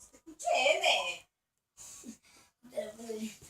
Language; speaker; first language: Spanish; native; Spanish